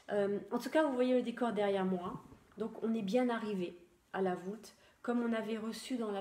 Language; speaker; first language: French; native; French